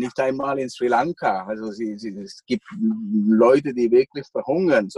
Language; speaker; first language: German; non-native, fluent; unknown